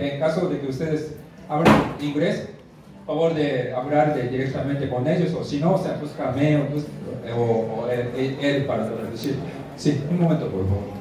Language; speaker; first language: Spanish; non-native, learner; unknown